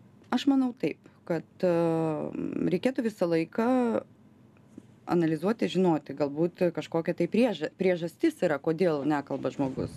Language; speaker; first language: Lithuanian; non-native, local second language; Russian